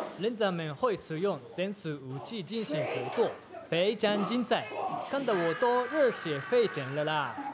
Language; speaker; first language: Chinese; non-native, fluent; Japanese